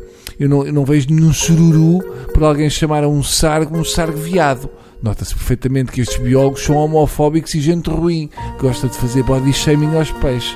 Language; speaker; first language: Portuguese; native; Portuguese